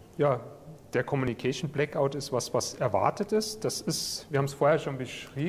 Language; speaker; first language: German; native; German